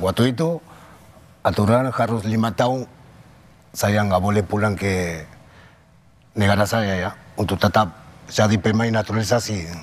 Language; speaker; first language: Indonesian; non-native, fluent; Spanish